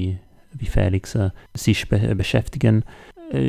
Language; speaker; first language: German; non-native, learner; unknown